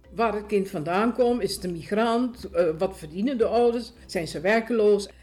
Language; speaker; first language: Dutch; native; Dutch